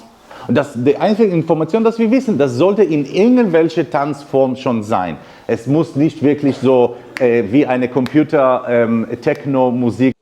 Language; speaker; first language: German; non-native, learner; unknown